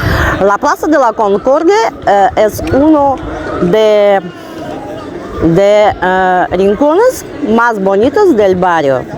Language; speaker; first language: Spanish; non-native, learner; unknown